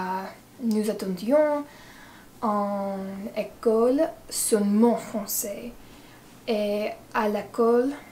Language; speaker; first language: French; non-native, learner; English